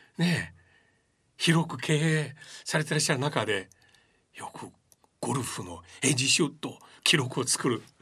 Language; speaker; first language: Japanese; non-native, fluent; Chinese